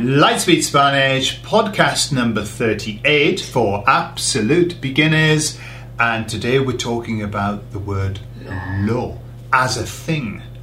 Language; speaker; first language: English; native; English